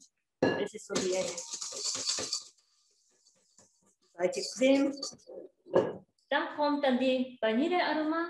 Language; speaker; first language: German; non-native, learner; Japanese